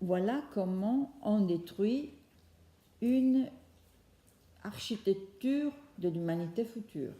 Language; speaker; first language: French; non-native, fluent; Italian